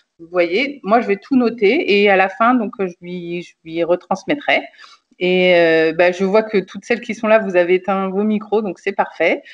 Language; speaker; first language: French; native; French